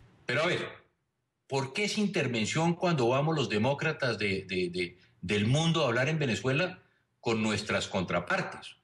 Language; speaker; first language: Spanish; native; Spanish